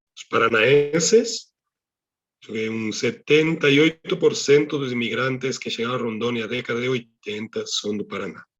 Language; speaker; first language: Portuguese; non-native, fluent; Catalan